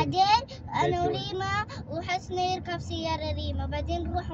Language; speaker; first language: Arabic; non-native, learner; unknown